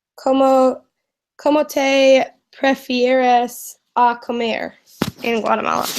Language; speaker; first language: Spanish; non-native, learner; English